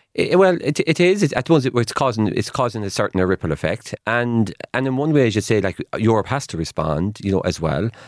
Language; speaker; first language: English; native; English